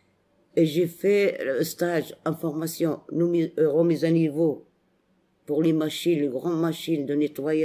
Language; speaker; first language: French; non-native, local second language; Arabic